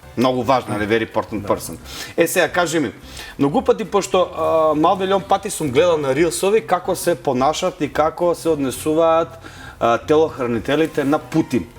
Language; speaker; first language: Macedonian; native; Macedonian